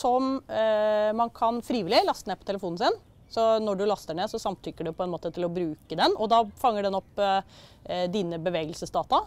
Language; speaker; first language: Norwegian; native; Norwegian